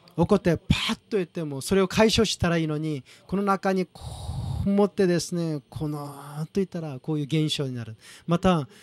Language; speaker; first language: Japanese; non-native, fluent; Korean